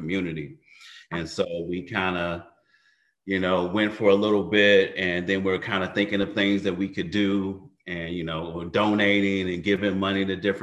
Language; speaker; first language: English; native; English